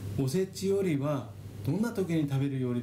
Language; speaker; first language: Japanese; non-native, fluent; Korean